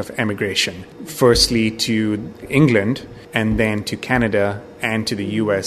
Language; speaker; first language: English; non-native, local second language; Bangla